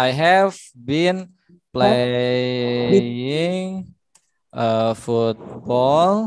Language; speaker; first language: English; non-native, learner; Indonesian